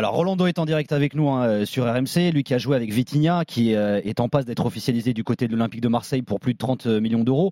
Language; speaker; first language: French; native; French